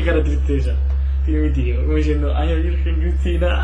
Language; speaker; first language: Spanish; native; Spanish